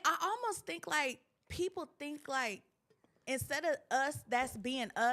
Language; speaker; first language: English; native; English